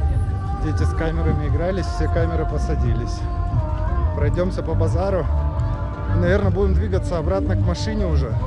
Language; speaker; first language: Russian; native; Russian